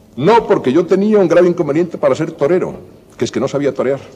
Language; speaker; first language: Spanish; native; Spanish